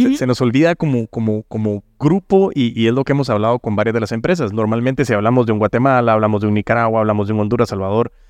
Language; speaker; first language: Spanish; native; Spanish